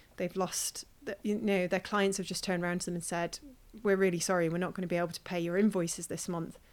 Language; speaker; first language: English; native; English